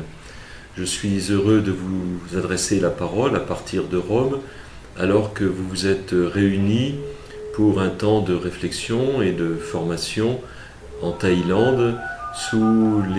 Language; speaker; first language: French; native; French